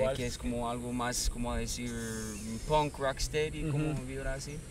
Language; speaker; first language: Spanish; non-native, fluent; English